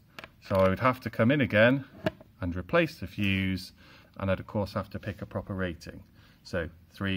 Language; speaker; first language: English; native; English